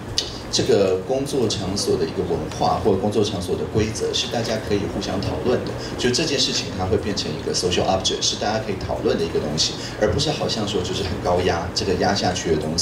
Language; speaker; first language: Chinese; native; Chinese